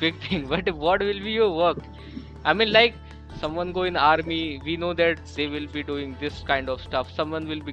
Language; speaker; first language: English; non-native, local second language; Hindi